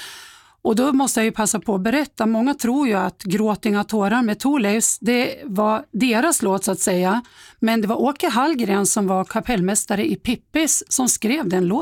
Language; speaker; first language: Swedish; native; Swedish